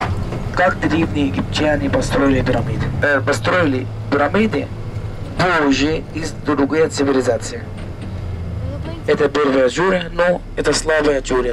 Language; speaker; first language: Russian; non-native, fluent; Arabic